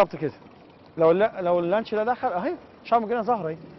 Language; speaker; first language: Arabic; native; Arabic